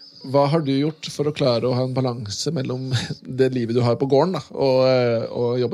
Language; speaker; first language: Norwegian; native; Norwegian